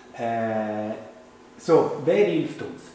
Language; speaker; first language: German; non-native, fluent; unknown